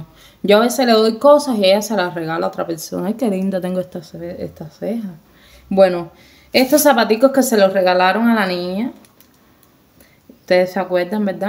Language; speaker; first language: Spanish; native; Spanish